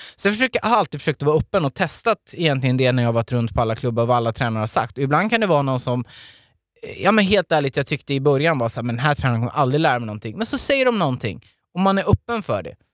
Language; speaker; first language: Swedish; native; Swedish